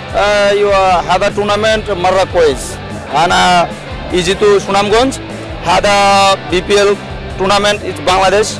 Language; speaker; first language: Arabic; non-native, learner; Bangla